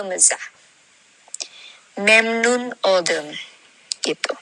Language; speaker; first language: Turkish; non-native, learner; Indonesian